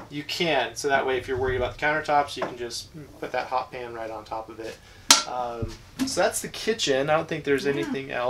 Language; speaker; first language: English; native; English